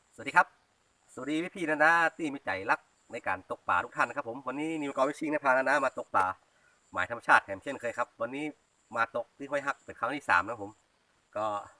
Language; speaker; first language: Thai; native; Thai